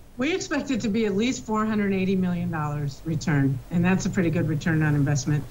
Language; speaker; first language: English; native; English